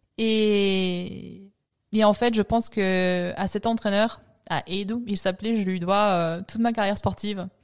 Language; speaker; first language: French; early bilingual, other home language; Italian